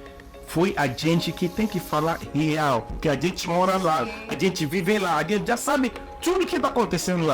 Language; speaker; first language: Portuguese; non-native, learner; Igbo